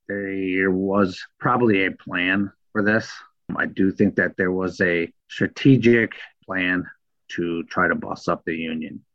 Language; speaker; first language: English; native; English